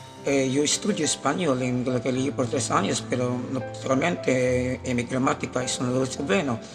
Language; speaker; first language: Spanish; non-native, learner; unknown